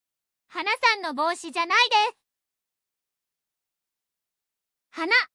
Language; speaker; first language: Japanese; non-native, learner; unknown